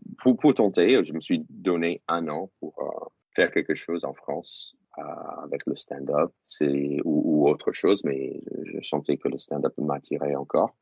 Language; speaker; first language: French; non-native, fluent; English